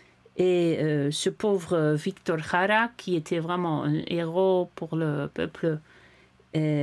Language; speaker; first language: French; non-native, fluent; Dutch